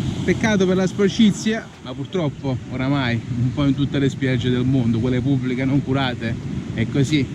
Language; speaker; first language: Italian; native; Italian